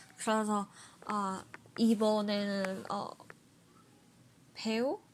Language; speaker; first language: Korean; non-native, learner; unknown